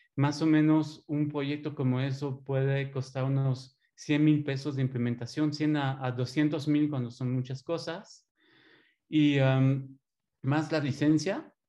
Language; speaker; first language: Spanish; non-native, fluent; French